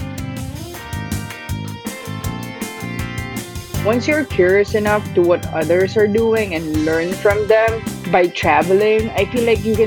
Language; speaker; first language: English; non-native, local second language; Filipino